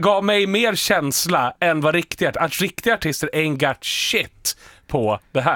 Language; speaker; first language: Swedish; native; Swedish